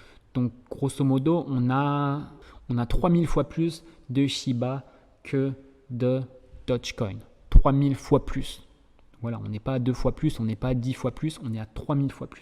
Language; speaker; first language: French; native; French